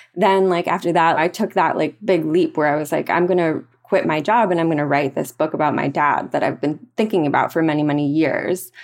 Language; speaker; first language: English; early bilingual, other home language; Spanish